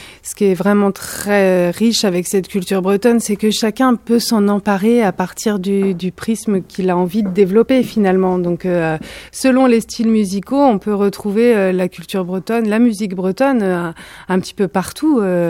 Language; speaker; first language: French; native; French